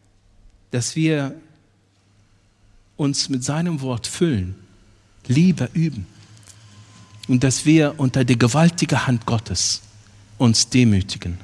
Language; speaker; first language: German; non-native, fluent; Arabic